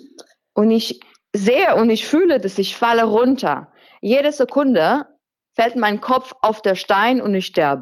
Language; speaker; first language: German; non-native, fluent; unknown